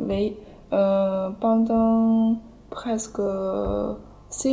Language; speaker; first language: French; non-native, learner; Chinese